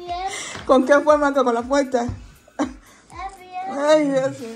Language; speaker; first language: Spanish; native; Spanish